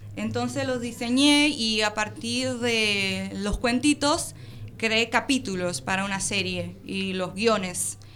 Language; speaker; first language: Spanish; native; Spanish